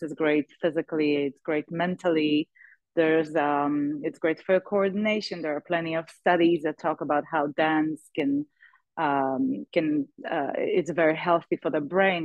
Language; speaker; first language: English; non-native, fluent; Polish